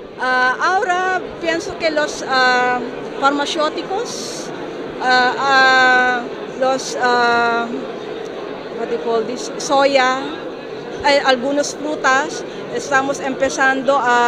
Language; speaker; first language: Spanish; non-native, fluent; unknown